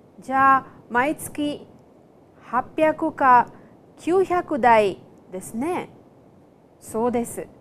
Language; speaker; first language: Japanese; non-native, fluent; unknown